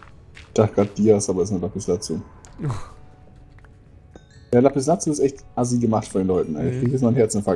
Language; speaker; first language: German; native; German